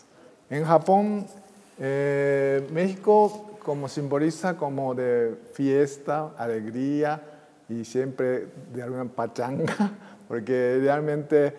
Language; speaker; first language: Spanish; non-native, fluent; Japanese